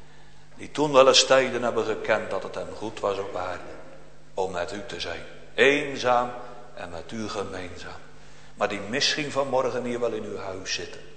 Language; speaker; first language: Dutch; native; Dutch